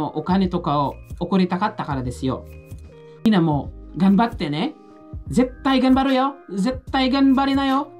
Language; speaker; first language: Japanese; non-native, fluent; Filipino